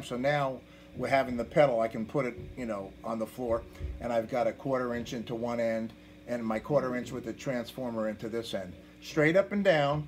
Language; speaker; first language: English; native; English